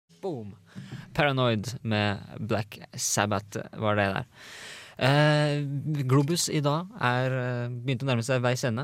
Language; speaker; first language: Norwegian; native; Norwegian